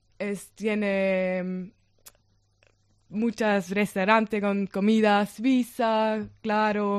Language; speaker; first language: Spanish; non-native, learner; German